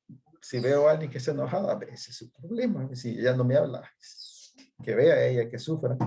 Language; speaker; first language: Spanish; native; Spanish